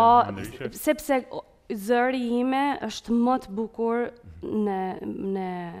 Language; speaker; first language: Albanian; early bilingual, heritage; Spanish